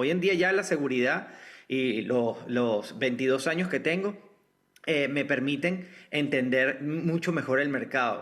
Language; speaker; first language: Spanish; native; Spanish